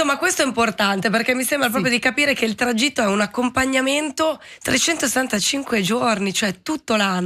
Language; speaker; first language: Italian; native; Italian